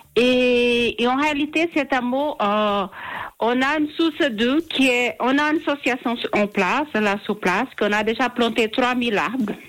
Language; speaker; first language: French; non-native, learner; Portuguese